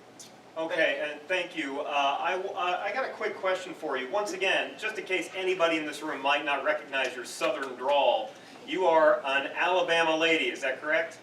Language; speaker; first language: English; native; English